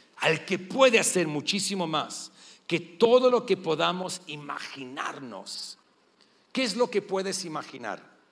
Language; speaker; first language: Spanish; non-native, fluent; English